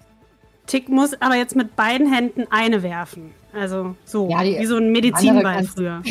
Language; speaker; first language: German; native; German